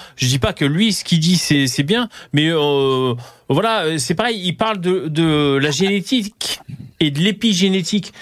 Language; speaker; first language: French; native; French